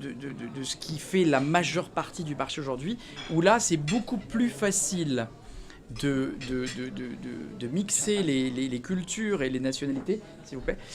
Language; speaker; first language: French; native; French